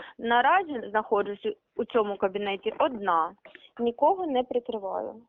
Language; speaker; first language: Ukrainian; native; Ukrainian